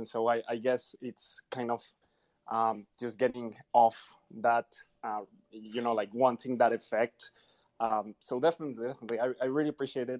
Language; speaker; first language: English; non-native, fluent; Spanish